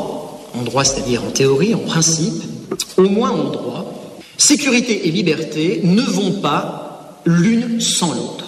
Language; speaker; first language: French; native; French